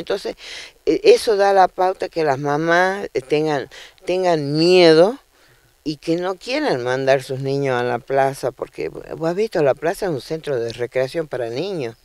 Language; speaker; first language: Spanish; native; Spanish